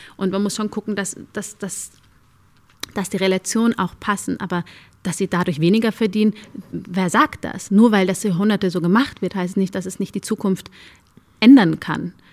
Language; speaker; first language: German; early bilingual, other home language; Amharic